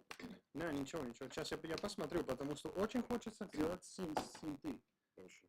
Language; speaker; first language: Russian; non-native, learner; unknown